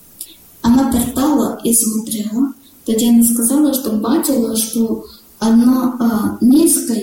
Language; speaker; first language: Ukrainian; non-native, learner; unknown